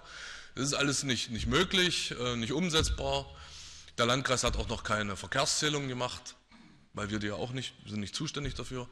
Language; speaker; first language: German; native; German